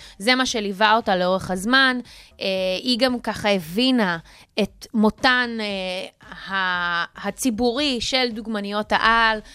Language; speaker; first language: Hebrew; native; Hebrew